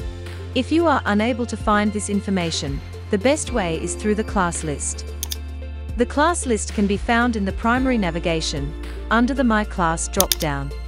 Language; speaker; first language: English; native; English